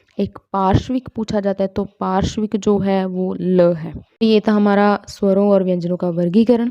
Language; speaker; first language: Hindi; non-native, local second language; Punjabi